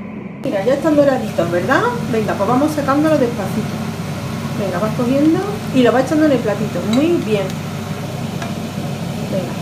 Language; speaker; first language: Spanish; native; Spanish